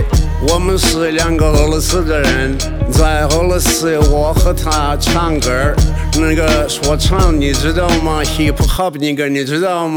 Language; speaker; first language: Chinese; non-native, learner; Russian